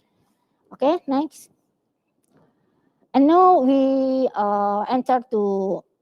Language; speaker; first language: English; non-native, learner; Indonesian